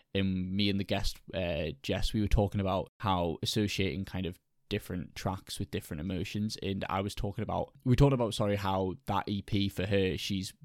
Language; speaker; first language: English; native; English